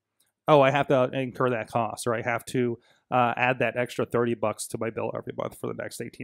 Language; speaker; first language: English; native; English